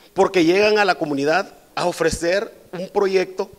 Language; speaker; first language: Spanish; native; Spanish